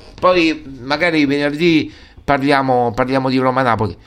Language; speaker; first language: Italian; native; Italian